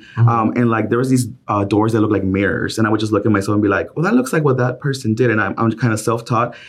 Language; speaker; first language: English; early bilingual, other home language; Spanish